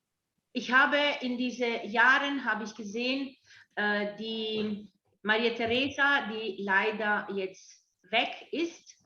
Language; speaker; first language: German; non-native, fluent; Italian